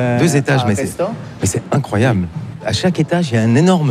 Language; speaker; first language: French; native; French